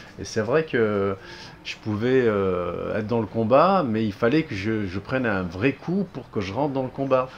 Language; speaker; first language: French; early bilingual, other home language; Arabic